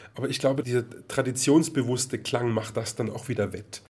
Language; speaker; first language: German; native; German